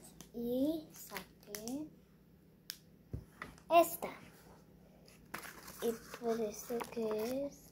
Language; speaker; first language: Spanish; early bilingual, heritage; Spanish